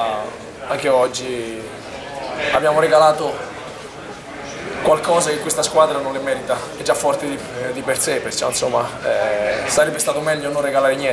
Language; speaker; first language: Italian; native; Italian